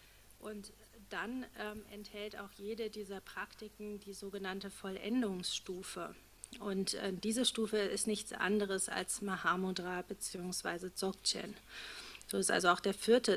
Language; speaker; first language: German; native; German